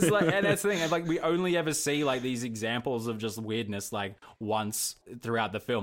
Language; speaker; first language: English; native; English